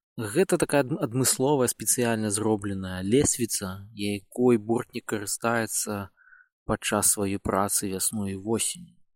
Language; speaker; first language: Belarusian; native; Belarusian